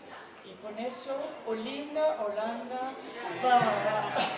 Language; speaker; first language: Spanish; non-native, fluent; Dutch